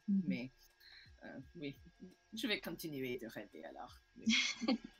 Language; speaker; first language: French; non-native, local second language; English